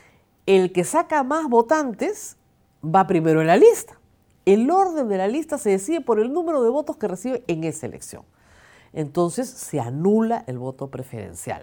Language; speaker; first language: Spanish; native; Spanish